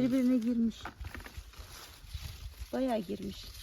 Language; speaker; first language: Turkish; native; Turkish